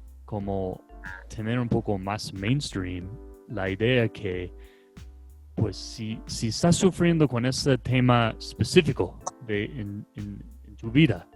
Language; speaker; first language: Spanish; non-native, fluent; English